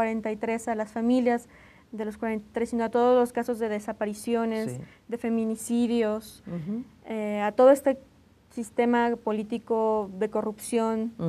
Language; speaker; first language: Spanish; native; Spanish